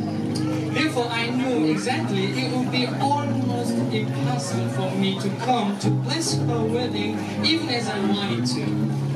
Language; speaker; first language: English; non-native, fluent; Korean